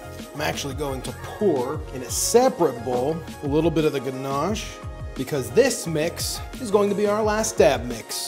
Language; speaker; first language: English; native; English